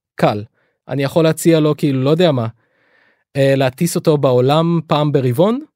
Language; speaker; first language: Hebrew; native; Hebrew